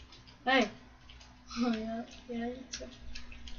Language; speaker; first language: Russian; non-native, local second language; Ukrainian